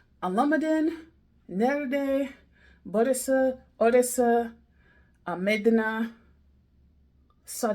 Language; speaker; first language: Turkish; non-native, learner; English